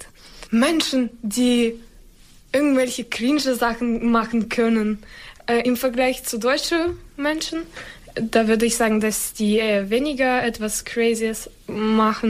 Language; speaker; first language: German; non-native, fluent; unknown